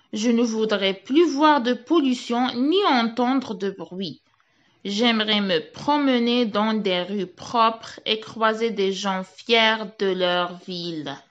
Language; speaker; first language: French; non-native, local second language; Arabic